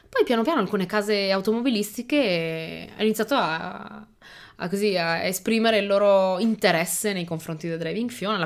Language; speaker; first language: Italian; early bilingual, other home language; Albanian